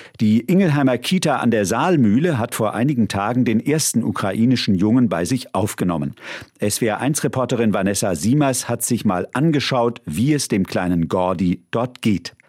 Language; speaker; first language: German; native; German